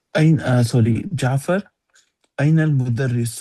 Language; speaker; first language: Arabic; non-native, learner; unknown